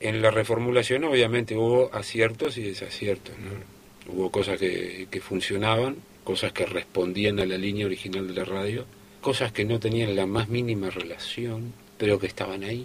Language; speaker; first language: Spanish; native; Spanish